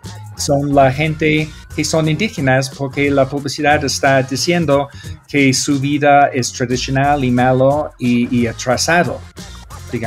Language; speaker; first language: Spanish; non-native, fluent; English